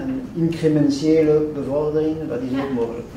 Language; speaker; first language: Dutch; non-native, fluent; French